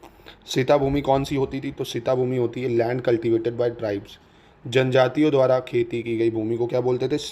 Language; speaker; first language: Hindi; native; Hindi